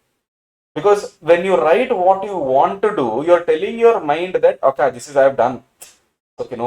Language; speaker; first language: English; non-native, local second language; Tamil